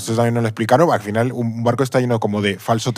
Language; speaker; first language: Spanish; native; Spanish